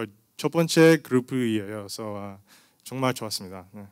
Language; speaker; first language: Korean; non-native, learner; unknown